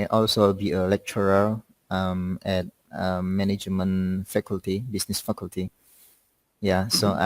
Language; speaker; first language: English; non-native, learner; Indonesian